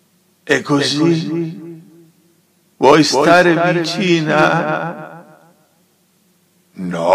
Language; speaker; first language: Italian; native; Italian